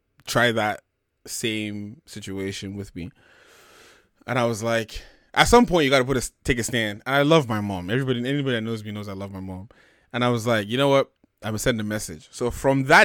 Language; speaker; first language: English; non-native, local second language; Yoruba